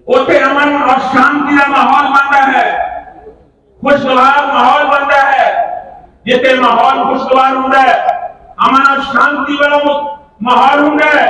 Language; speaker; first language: Hindi; non-native, local second language; Punjabi